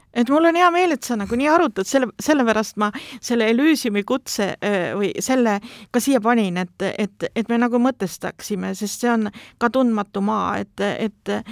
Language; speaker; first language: Estonian; native; Estonian